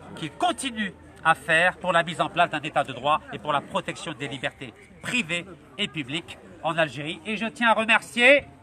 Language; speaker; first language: French; non-native, local second language; Arabic